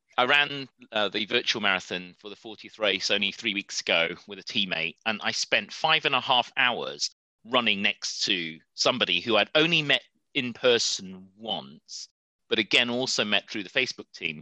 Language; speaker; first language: English; native; English